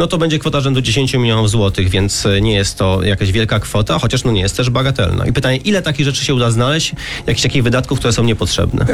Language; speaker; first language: Polish; native; Polish